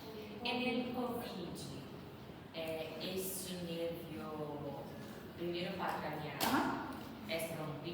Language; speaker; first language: Spanish; non-native, learner; Portuguese